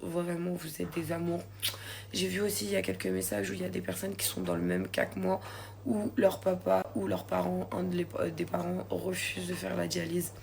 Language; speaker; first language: French; native; French